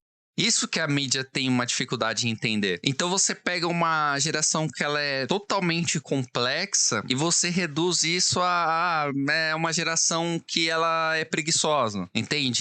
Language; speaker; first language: Portuguese; native; Portuguese